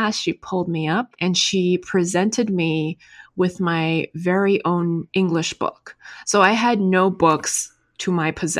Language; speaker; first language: English; early bilingual, other home language; Chinese